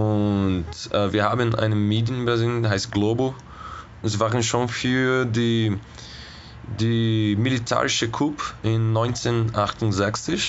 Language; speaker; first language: German; non-native, fluent; Portuguese